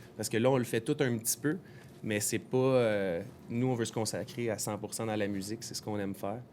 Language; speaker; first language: French; native; French